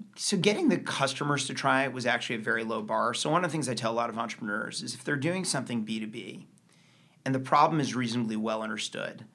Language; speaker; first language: English; native; English